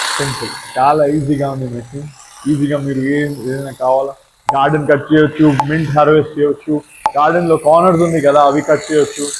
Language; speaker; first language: Telugu; non-native, learner; Gujarati